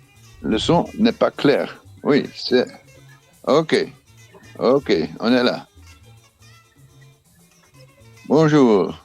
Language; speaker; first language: French; non-native, fluent; Dutch